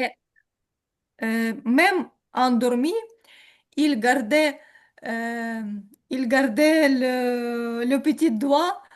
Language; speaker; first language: French; non-native, learner; Ukrainian